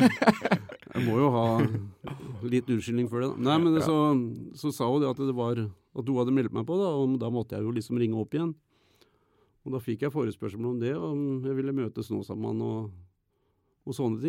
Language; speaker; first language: Norwegian; native; Norwegian